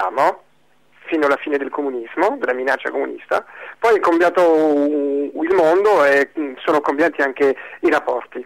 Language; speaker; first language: Italian; non-native, fluent; French